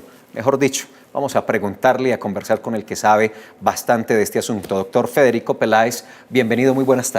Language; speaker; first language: Spanish; native; Spanish